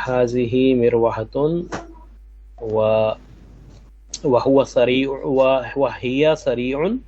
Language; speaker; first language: Arabic; non-native, learner; Urdu